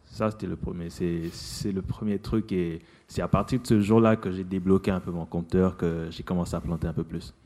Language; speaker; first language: French; non-native, local second language; Lingala